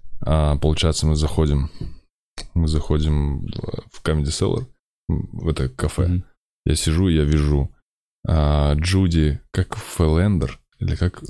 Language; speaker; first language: Russian; native; Russian